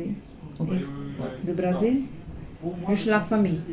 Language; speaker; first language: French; non-native, learner; Portuguese